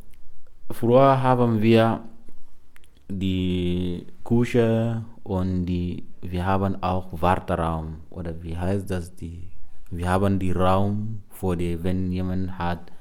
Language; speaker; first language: German; non-native, learner; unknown